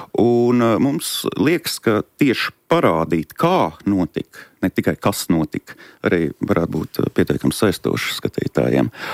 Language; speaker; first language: Latvian; native; Latvian